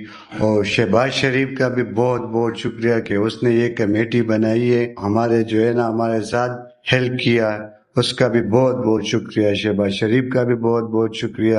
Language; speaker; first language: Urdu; non-native, local second language; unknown